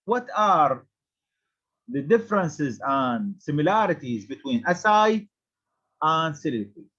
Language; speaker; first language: English; non-native, fluent; Arabic